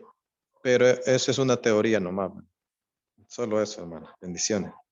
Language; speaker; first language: Spanish; native; Spanish